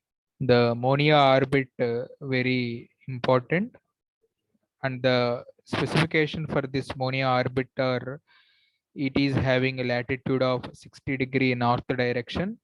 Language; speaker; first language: English; non-native, local second language; Telugu